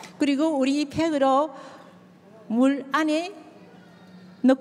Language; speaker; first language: Korean; native; Korean